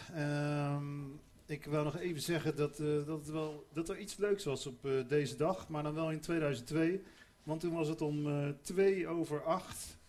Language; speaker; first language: Dutch; native; Dutch